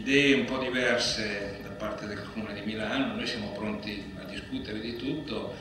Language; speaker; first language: Italian; native; Italian